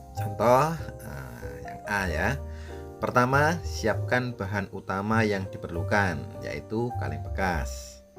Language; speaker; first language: Indonesian; native; Indonesian